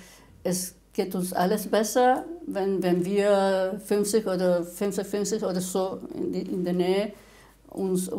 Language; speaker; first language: German; non-native, fluent; Spanish